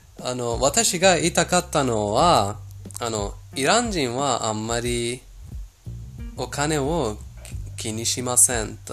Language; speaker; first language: Japanese; non-native, fluent; Persian